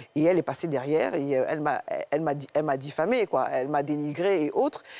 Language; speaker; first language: French; native; French